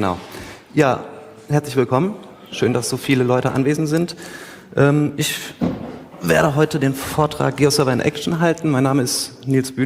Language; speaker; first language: German; native; German